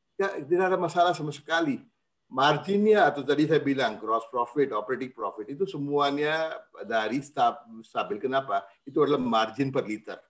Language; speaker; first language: Indonesian; non-native, fluent; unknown